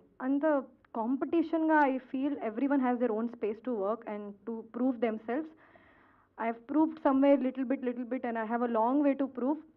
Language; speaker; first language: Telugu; non-native, local second language; Hindi